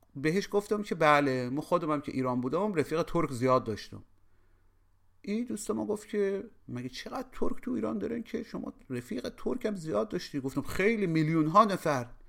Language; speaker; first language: Persian; native; Persian